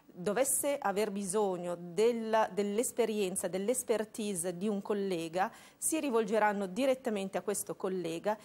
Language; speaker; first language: Italian; native; Italian